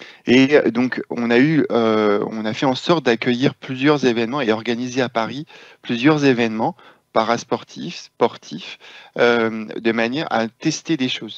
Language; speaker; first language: French; native; French